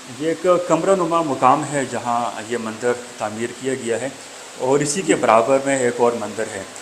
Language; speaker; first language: Urdu; native; Urdu